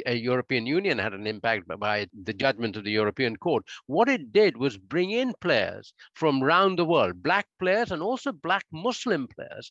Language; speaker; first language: English; non-native, local second language; Bangla